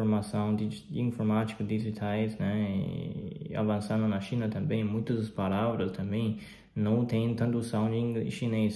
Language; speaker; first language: Portuguese; non-native, fluent; Chinese